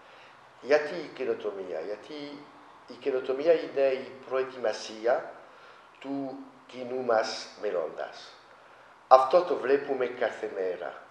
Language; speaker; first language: Greek; non-native, fluent; French